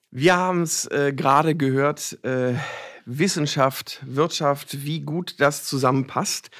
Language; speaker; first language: German; native; German